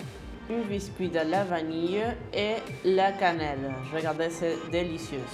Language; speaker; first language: French; non-native, learner; Spanish